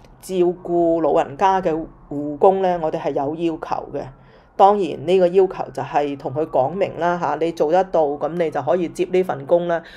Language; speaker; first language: Cantonese; native; Cantonese